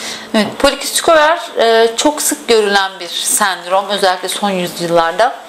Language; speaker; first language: Turkish; native; Turkish